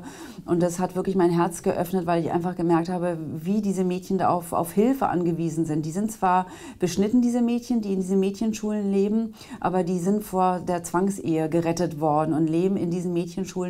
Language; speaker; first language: German; native; German